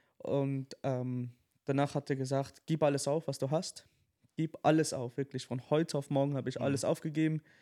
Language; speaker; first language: German; early bilingual, other home language; Tamil